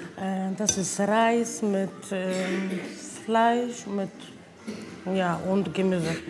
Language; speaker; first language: German; non-native, learner; Polish